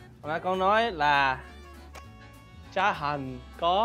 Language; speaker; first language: Vietnamese; early bilingual, heritage; English